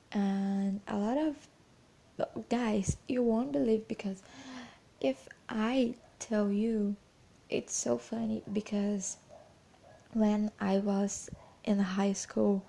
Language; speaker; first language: English; non-native, fluent; Portuguese